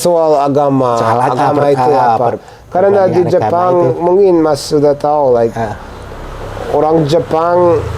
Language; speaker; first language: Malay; non-native, fluent; English